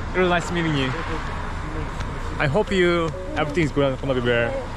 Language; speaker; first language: English; non-native, learner; Korean